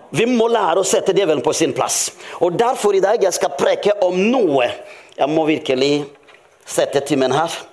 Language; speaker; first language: Norwegian; non-native, fluent; Rundi